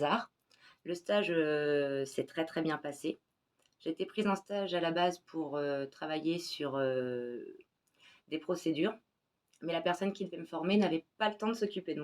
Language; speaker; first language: French; native; French